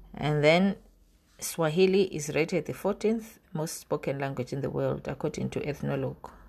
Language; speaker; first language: English; non-native, local second language; North Ndebele